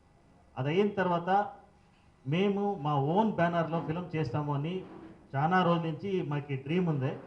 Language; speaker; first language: Telugu; non-native, learner; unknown